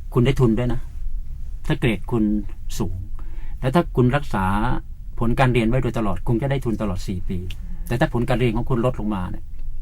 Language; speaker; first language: Thai; native; Thai